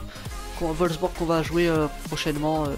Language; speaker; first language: French; native; French